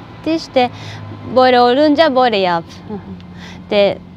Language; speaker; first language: Turkish; non-native, learner; Japanese